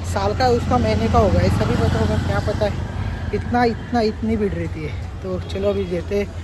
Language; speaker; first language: Hindi; non-native, local second language; Marathi